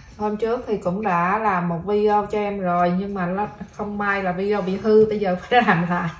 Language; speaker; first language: Vietnamese; native; Vietnamese